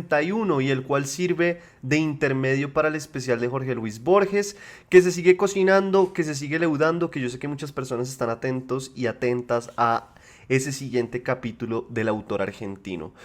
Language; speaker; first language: Spanish; native; Spanish